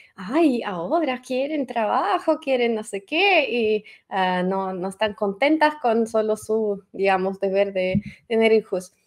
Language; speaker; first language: Spanish; non-native, fluent; Russian